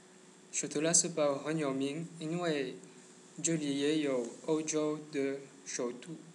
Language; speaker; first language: Chinese; non-native, learner; French